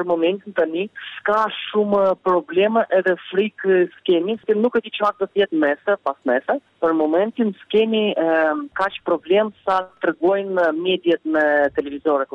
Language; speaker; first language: Albanian; early bilingual, heritage; Albanian